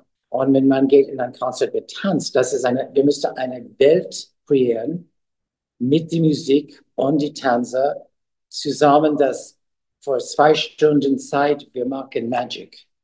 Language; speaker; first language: German; non-native, learner; English